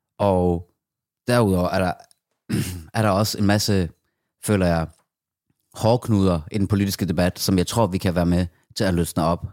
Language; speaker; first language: Danish; early bilingual, other home language; Persian